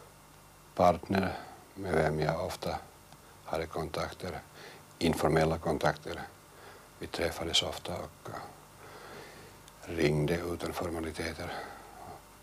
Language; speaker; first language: Swedish; non-native, local second language; Finnish